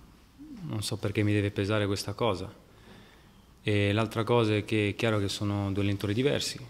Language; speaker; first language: Italian; non-native, fluent; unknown